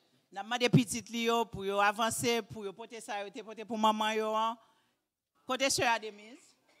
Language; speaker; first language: French; native; French